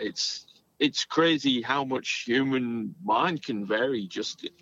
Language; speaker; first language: English; native; English